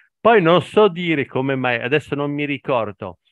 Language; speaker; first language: Italian; native; Italian